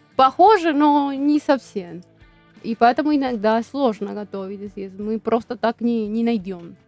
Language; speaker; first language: Russian; non-native, learner; Spanish